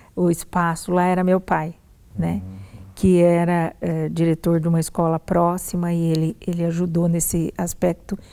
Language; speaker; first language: Portuguese; native; Portuguese